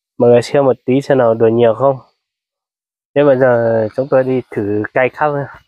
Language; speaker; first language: Vietnamese; non-native, local second language; Hmong